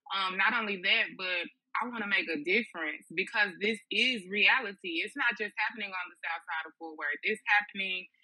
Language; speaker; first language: English; native; English